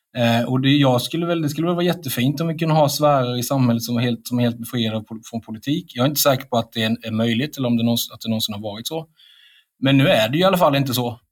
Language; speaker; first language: Swedish; native; Swedish